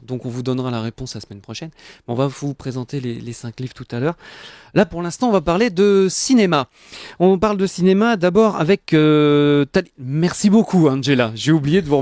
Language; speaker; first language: French; native; French